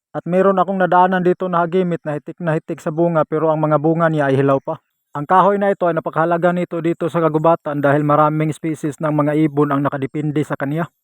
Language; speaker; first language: Filipino; non-native, local second language; Cebuano